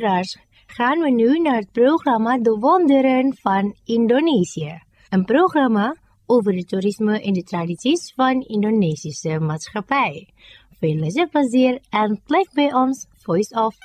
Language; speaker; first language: Dutch; non-native, fluent; Indonesian